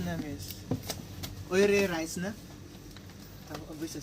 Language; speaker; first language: German; non-native, learner; Filipino